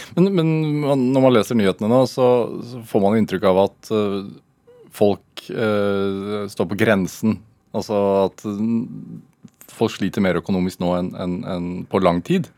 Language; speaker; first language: Norwegian; native; Norwegian